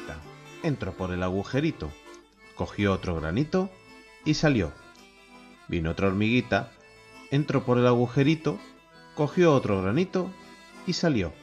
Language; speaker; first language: Spanish; native; Spanish